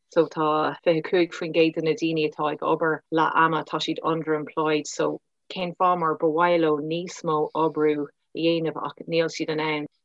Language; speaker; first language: Irish; non-native, local second language; English